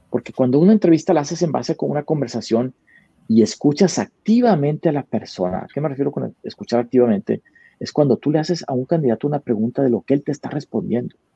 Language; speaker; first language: Spanish; native; Spanish